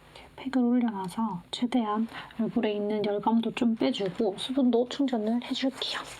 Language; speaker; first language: Korean; native; Korean